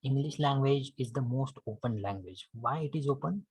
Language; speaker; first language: English; non-native, local second language; Marathi